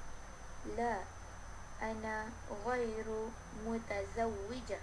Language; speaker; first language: Arabic; non-native, learner; Malay